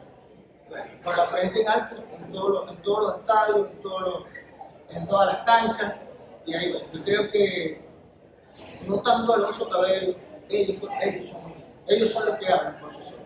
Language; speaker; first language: Spanish; native; Spanish